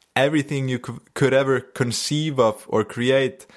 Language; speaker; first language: English; non-native, fluent; Icelandic